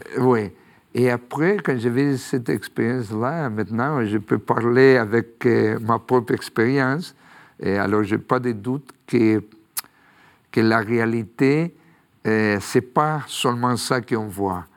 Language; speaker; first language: French; non-native, fluent; Spanish